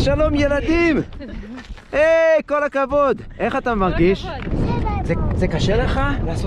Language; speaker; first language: Hebrew; non-native, fluent; English